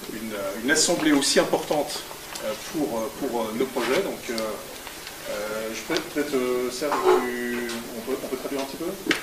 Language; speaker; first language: French; native; French